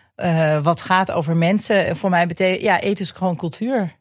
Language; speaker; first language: Dutch; native; Dutch